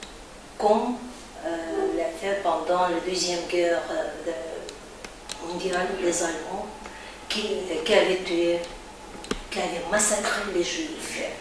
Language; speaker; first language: French; non-native, fluent; Azerbaijani